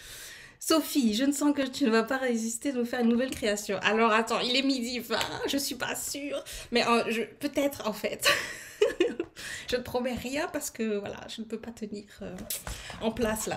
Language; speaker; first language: French; native; French